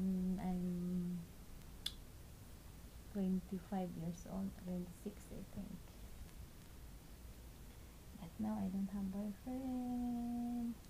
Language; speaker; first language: English; non-native, local second language; Cebuano